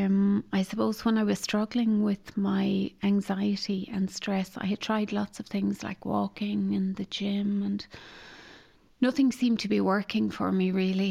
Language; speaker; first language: English; native; English